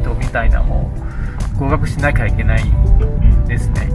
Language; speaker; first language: Japanese; non-native, fluent; Chinese